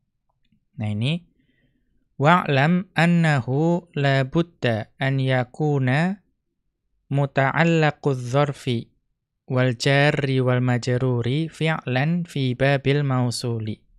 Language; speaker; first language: Arabic; non-native, fluent; Indonesian